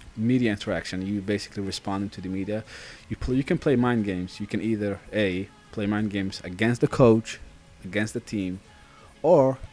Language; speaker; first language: English; non-native, fluent; Dutch